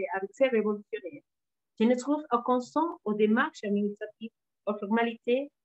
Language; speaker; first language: French; non-native, learner; Spanish